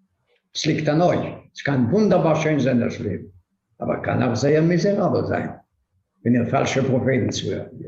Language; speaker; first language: German; non-native, fluent; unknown